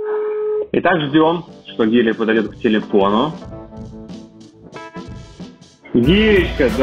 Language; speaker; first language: Russian; native; Russian